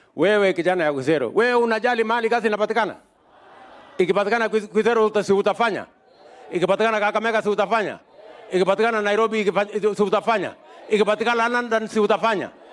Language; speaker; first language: Swahili; non-native, local second language; Kalenjin